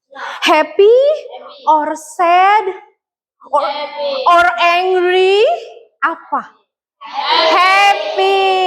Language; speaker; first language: English; non-native, learner; Indonesian